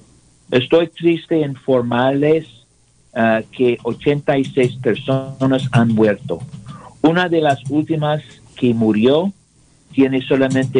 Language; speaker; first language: Spanish; non-native, learner; English